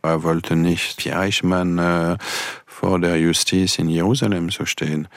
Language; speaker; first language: German; non-native, fluent; French